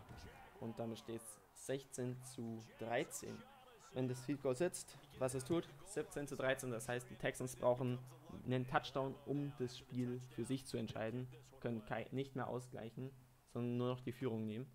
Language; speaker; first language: German; native; German